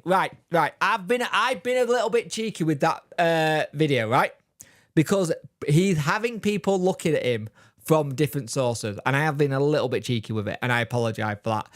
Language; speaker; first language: English; native; English